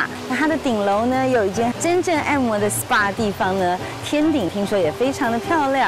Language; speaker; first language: Chinese; native; Chinese